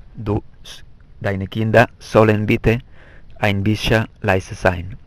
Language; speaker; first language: German; non-native, fluent; Spanish